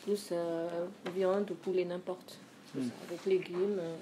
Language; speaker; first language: French; non-native, learner; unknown